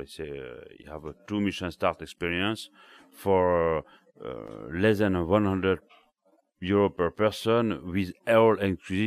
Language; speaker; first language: English; non-native, learner; French